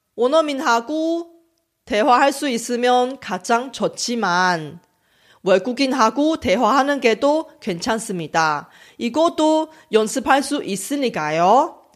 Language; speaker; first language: Korean; non-native, local second language; Chinese